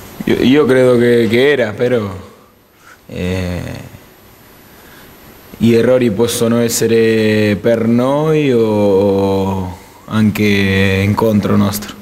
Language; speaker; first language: Italian; non-native, fluent; Spanish